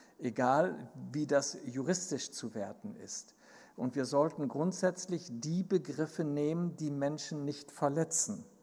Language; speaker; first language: German; native; German